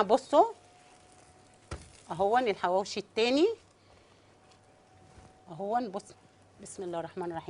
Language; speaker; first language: Arabic; native; Arabic